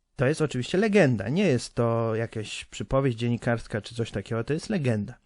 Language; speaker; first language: Polish; native; Polish